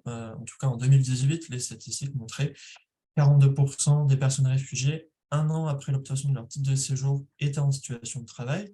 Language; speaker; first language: French; native; French